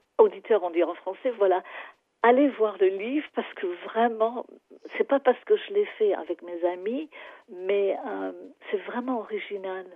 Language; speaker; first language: French; non-native, fluent; English